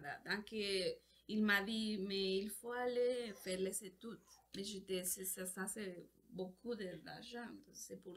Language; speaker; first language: French; non-native, learner; Spanish